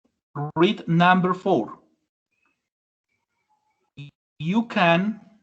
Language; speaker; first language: English; non-native, learner; Spanish